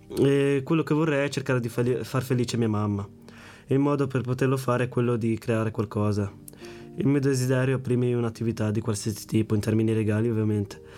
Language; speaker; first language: Italian; early bilingual, other home language; Arabic